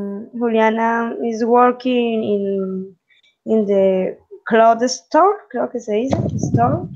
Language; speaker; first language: English; non-native, learner; Spanish